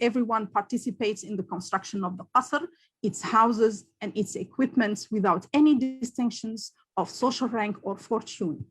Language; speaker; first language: English; non-native, local second language; Arabic